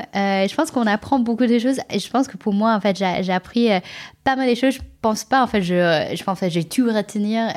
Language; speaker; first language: French; non-native, fluent; Chinese